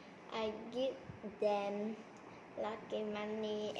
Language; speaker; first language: English; non-native, learner; Vietnamese